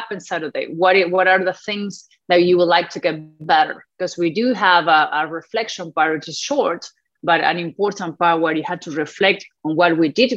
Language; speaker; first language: English; non-native, fluent; Spanish